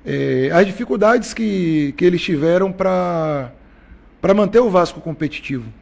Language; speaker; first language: Portuguese; native; Portuguese